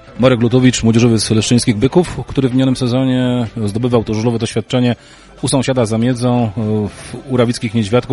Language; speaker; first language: Polish; native; Polish